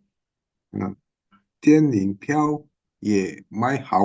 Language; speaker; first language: Chinese; non-native, learner; Indonesian